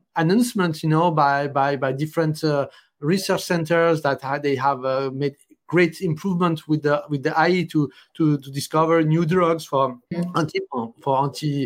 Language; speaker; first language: English; non-native, fluent; French